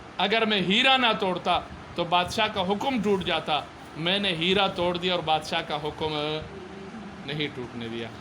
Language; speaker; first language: Urdu; non-native, local second language; Punjabi